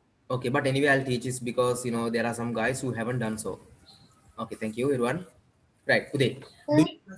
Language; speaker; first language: English; non-native, local second language; Sinhala